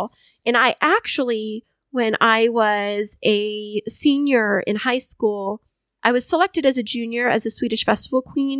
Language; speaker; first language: English; native; English